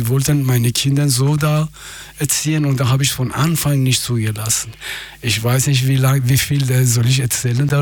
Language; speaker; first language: German; non-native, fluent; Persian